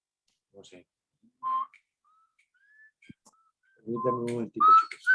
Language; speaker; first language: Spanish; native; Spanish